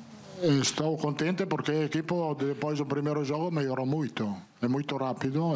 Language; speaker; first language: Portuguese; non-native, fluent; Italian